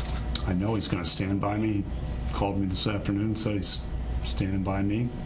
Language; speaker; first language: English; native; English